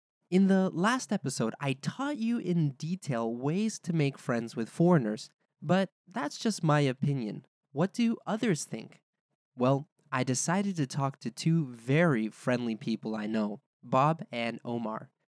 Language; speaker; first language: English; native; English